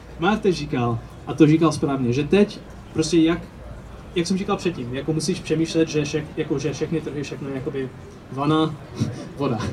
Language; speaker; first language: Czech; early bilingual, heritage; Czech